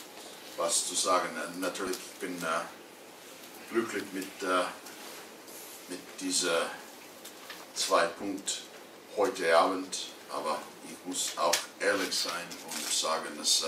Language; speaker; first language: German; non-native, learner; English